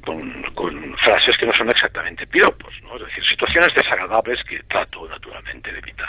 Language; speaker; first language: Spanish; native; Spanish